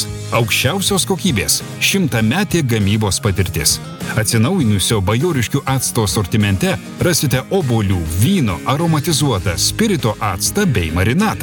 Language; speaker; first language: Lithuanian; native; Lithuanian